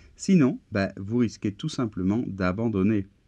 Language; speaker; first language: French; native; French